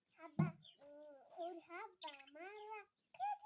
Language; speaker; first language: Arabic; non-native, learner; Amharic